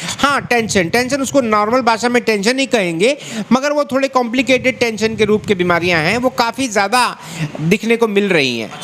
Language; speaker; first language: Hindi; native; Hindi